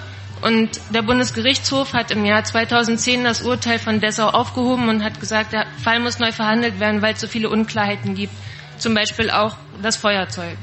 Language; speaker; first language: German; native; German